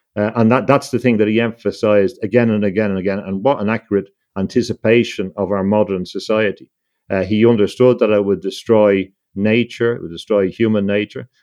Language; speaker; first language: English; native; English